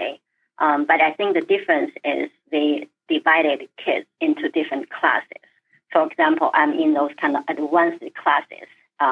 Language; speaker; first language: English; non-native, fluent; Chinese